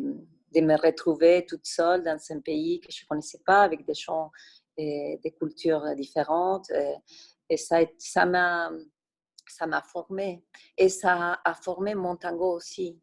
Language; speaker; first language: French; non-native, fluent; Spanish